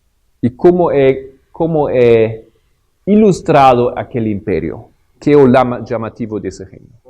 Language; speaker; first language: Portuguese; non-native, fluent; Spanish